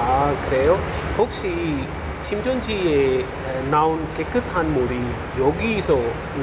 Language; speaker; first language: Korean; non-native, learner; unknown